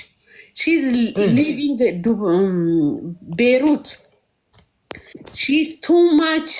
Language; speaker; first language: English; non-native, learner; Amharic